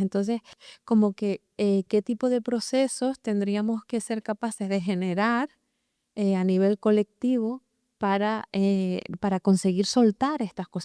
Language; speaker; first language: Spanish; native; Spanish